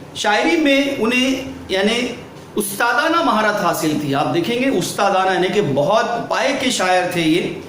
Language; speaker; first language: Urdu; native; Urdu